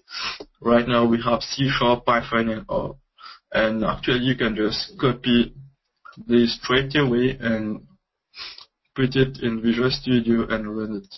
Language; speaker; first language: English; non-native, local second language; Morisyen